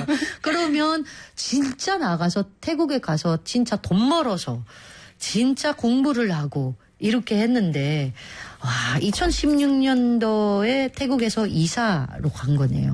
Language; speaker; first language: Korean; native; Korean